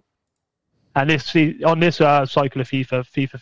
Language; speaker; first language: English; native; English